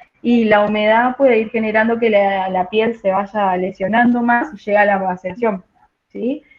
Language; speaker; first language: Spanish; native; Spanish